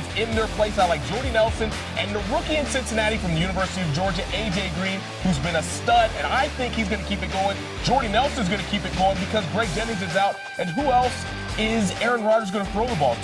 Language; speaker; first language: English; native; English